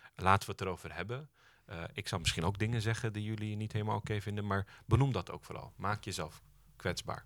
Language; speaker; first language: Dutch; early bilingual, other home language; Turkish